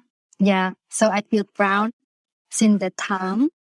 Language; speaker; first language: English; non-native, learner; Khmer